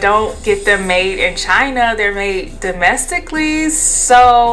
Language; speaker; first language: English; native; English